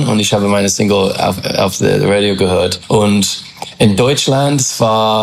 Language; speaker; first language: German; non-native, learner; English